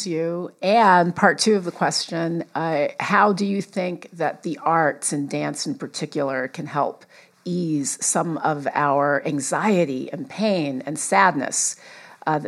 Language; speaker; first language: English; native; English